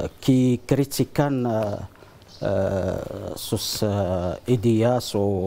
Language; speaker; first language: Spanish; non-native, learner; Arabic